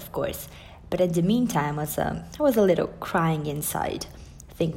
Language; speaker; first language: English; non-native, fluent; Italian